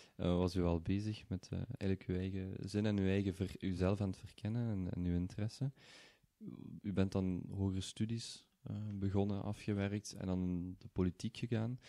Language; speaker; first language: Dutch; native; Dutch